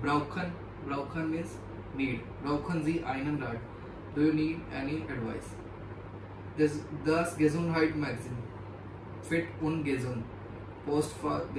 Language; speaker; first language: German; non-native, learner; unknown